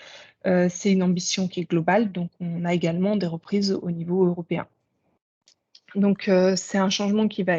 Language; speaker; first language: French; native; French